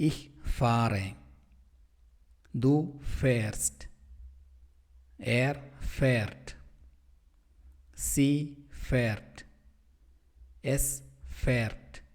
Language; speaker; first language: German; non-native, fluent; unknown